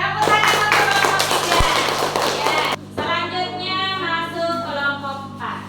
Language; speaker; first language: Indonesian; native; Indonesian